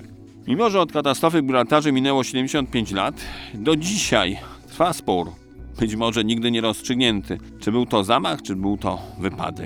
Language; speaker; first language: Polish; native; Polish